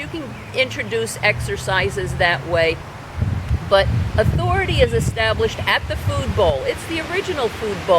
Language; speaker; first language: English; native; English